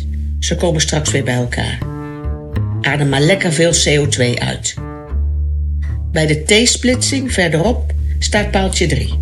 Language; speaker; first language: Dutch; native; Dutch